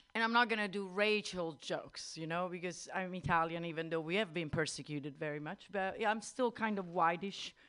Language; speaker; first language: English; non-native, fluent; Italian